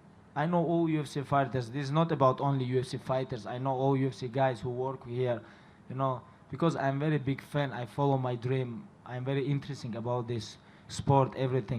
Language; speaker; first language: English; non-native, learner; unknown